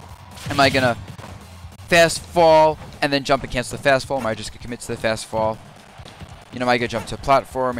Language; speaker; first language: English; native; English